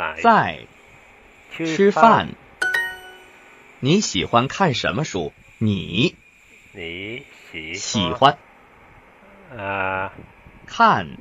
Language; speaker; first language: Chinese; non-native, learner; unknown